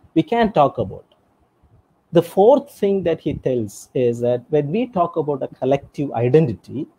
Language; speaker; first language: English; non-native, local second language; Tamil